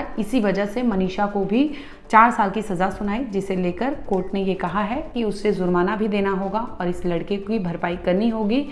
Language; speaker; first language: Hindi; native; Hindi